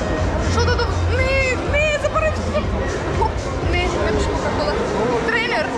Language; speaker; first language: Macedonian; native; Macedonian